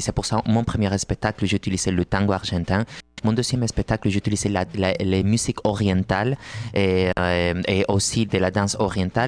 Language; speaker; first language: French; non-native, fluent; Spanish